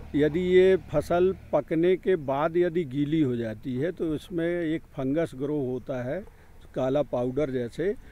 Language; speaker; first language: Hindi; native; Hindi